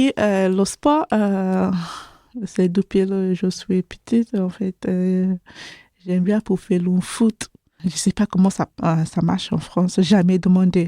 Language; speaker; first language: French; non-native, learner; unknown